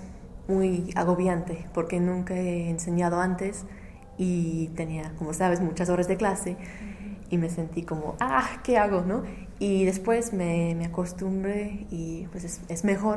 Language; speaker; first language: Spanish; non-native, fluent; English